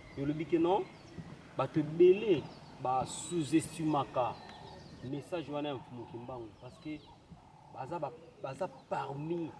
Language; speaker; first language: Lingala; non-native, local second language; Kongo